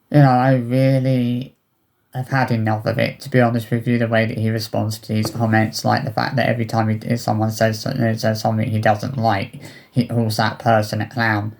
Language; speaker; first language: English; native; English